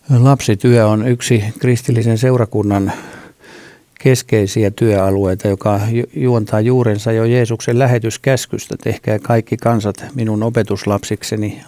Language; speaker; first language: Finnish; native; Finnish